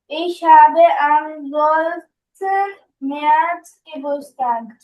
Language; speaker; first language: German; non-native, learner; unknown